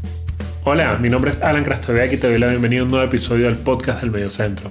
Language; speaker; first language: Spanish; native; Spanish